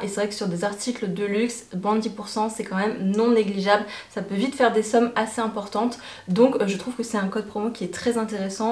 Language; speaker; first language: French; native; French